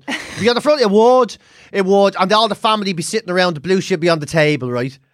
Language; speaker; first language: English; native; English